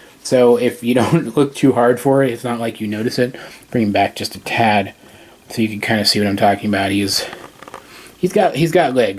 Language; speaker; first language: English; native; English